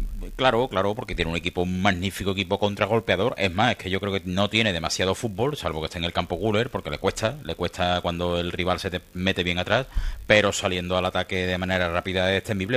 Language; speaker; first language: Spanish; native; Spanish